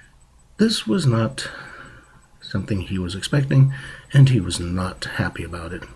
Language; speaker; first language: English; native; English